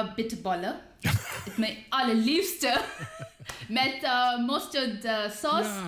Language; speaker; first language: Dutch; non-native, fluent; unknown